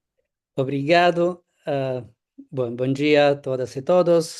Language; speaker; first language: Portuguese; non-native, fluent; Italian